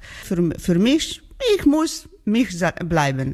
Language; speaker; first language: German; non-native, learner; Georgian